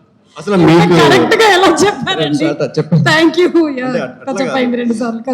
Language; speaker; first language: Telugu; native; Telugu